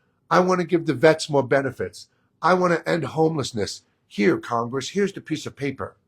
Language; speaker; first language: English; native; English